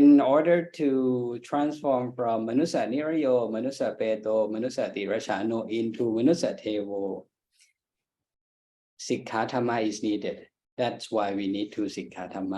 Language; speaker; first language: English; non-native, fluent; Thai